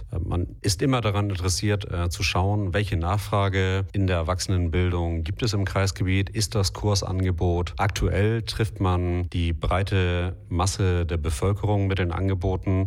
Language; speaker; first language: German; native; German